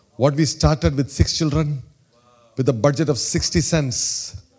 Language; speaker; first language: English; non-native, local second language; Malayalam